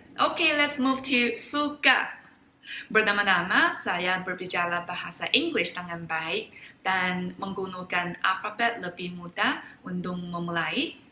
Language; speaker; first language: Indonesian; non-native, fluent; Chinese